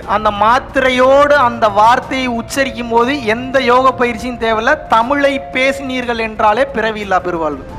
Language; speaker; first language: Tamil; non-native, local second language; Telugu